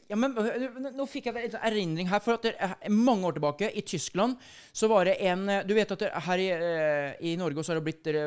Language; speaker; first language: Norwegian; native; Norwegian